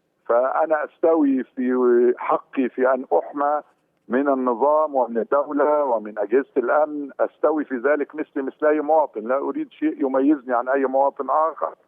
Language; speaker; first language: Arabic; native; Arabic